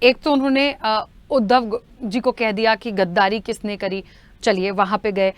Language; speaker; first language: Hindi; native; Hindi